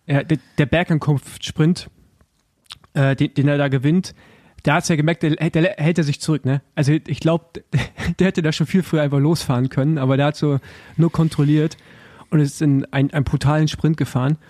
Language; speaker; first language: German; native; German